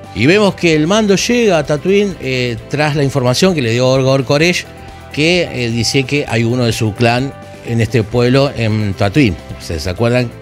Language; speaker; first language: Spanish; native; Spanish